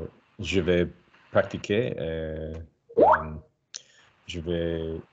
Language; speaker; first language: French; non-native, learner; English